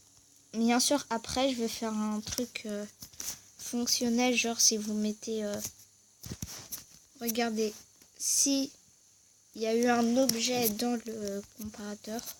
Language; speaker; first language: French; native; French